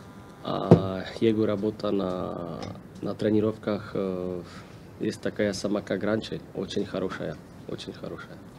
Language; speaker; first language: Russian; non-native, learner; Slovak